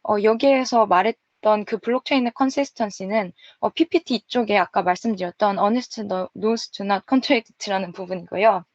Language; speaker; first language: Korean; native; Korean